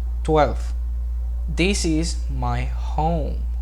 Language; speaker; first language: English; non-native, learner; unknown